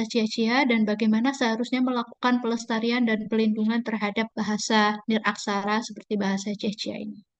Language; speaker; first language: Indonesian; native; Indonesian